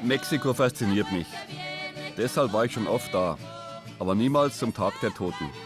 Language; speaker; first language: German; native; German